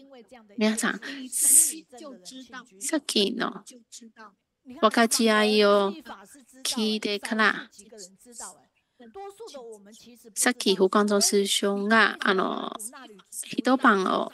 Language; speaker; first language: Japanese; non-native, fluent; Chinese